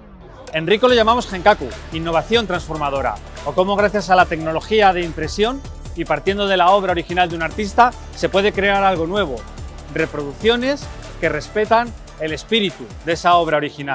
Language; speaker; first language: Spanish; native; Spanish